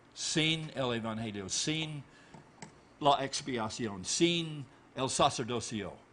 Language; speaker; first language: Spanish; non-native, learner; English